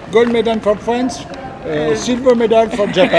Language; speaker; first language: English; non-native, learner; French